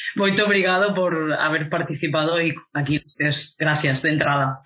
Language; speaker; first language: Spanish; native; Spanish